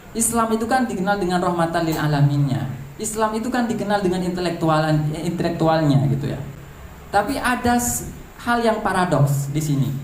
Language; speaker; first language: Indonesian; non-native, local second language; Madurese